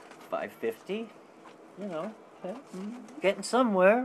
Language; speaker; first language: English; native; English